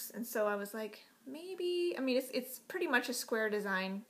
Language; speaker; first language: English; native; English